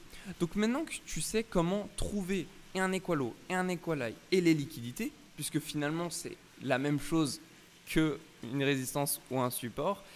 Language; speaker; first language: French; native; French